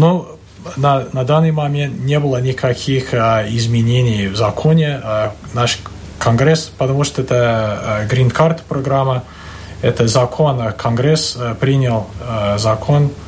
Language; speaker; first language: Russian; non-native, fluent; English